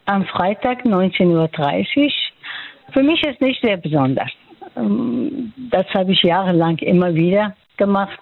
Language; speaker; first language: German; non-native, fluent; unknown